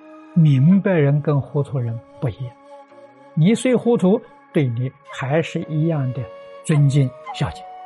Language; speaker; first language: Chinese; native; Chinese